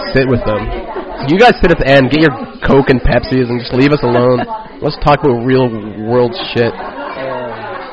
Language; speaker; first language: English; native; English